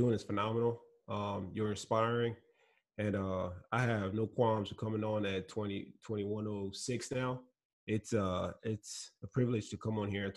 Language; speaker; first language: English; non-native, local second language; Igbo